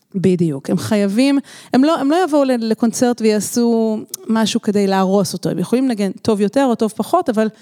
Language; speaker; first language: Hebrew; native; Hebrew